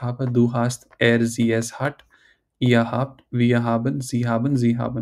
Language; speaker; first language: German; non-native, fluent; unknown